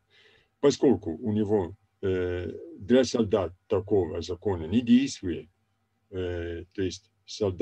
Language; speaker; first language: Russian; non-native, fluent; Italian